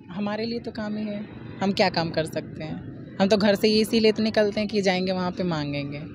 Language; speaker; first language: Hindi; native; Hindi